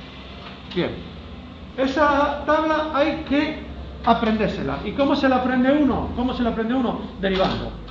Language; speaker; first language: Spanish; native; Spanish